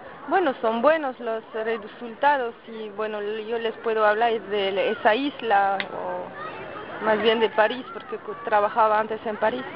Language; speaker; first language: Spanish; non-native, fluent; French